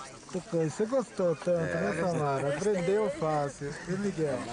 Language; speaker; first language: Portuguese; native; Portuguese